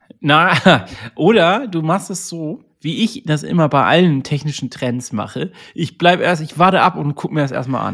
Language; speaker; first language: German; native; German